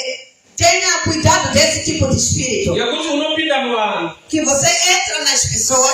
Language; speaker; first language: Portuguese; non-native, local second language; Shona